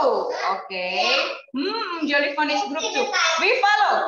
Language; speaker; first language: English; non-native, fluent; Indonesian